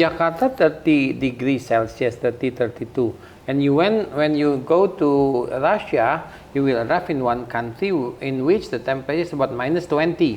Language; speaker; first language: English; non-native, fluent; Indonesian